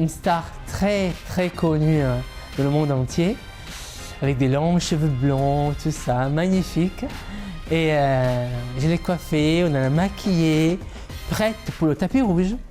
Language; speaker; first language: French; non-native, fluent; Italian